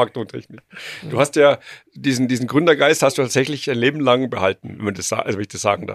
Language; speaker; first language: German; native; German